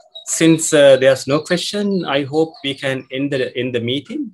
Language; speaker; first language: English; non-native, local second language; Sinhala